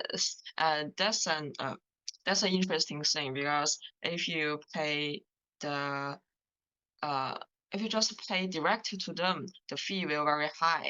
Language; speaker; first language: English; non-native, learner; Chinese